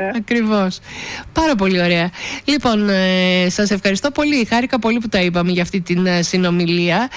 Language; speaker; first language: Greek; native; Greek